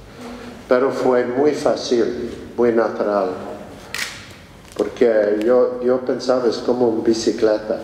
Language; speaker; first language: Spanish; non-native, fluent; English